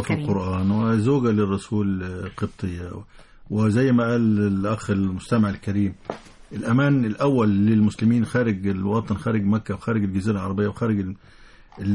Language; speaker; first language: Arabic; native; Arabic